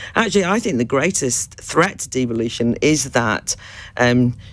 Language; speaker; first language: English; native; English